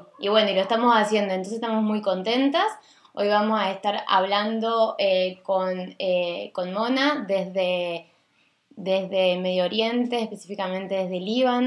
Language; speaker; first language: Spanish; native; Spanish